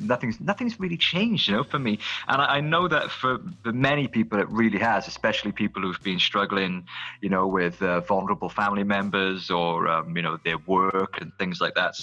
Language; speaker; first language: English; native; English